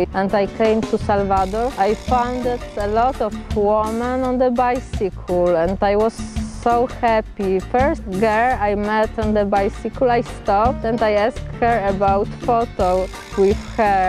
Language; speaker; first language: English; non-native, learner; Polish